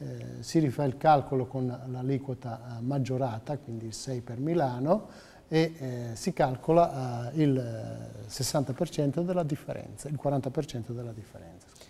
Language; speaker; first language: Italian; native; Italian